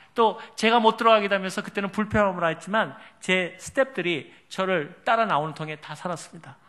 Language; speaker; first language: Korean; native; Korean